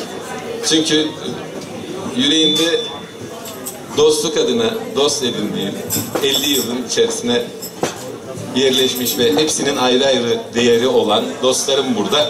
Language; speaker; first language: Turkish; native; Turkish